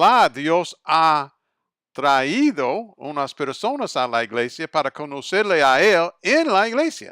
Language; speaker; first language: Spanish; non-native, fluent; English